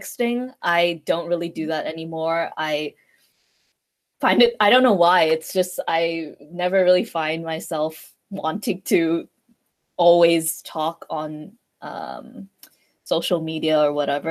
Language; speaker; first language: English; non-native, local second language; Cantonese